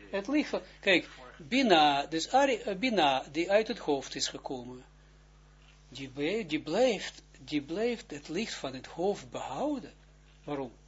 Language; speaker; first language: Dutch; non-native, fluent; Hebrew